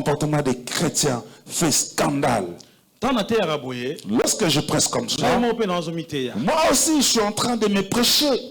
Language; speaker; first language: French; non-native, local second language; Lingala